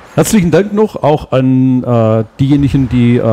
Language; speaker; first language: German; native; German